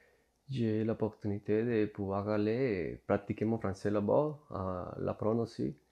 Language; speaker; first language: French; non-native, fluent; Spanish